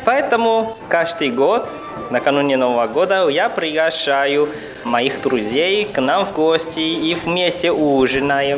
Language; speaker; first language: Russian; non-native, fluent; Chinese